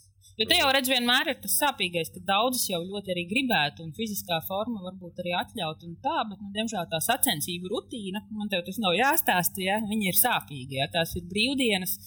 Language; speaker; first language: Latvian; native; Latvian